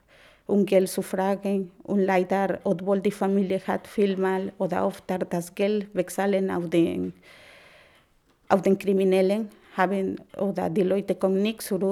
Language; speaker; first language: German; non-native, learner; Spanish